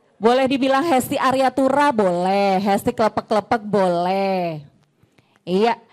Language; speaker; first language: Indonesian; native; Indonesian